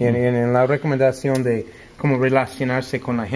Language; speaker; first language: Spanish; non-native, learner; English